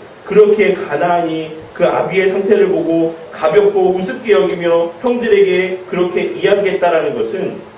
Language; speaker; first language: Korean; native; Korean